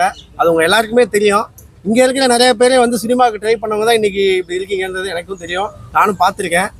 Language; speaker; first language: Tamil; native; Tamil